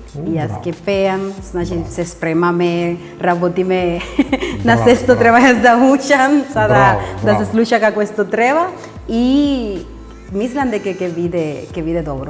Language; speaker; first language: Macedonian; non-native, fluent; Spanish